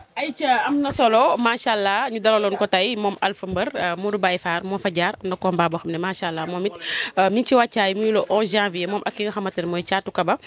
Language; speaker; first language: Wolof; native; Wolof